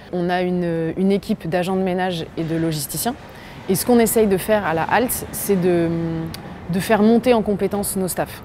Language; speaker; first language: French; native; French